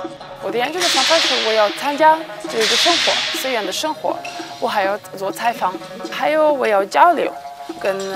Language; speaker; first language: Chinese; non-native, fluent; Serbian